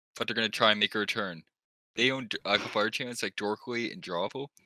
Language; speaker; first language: English; native; English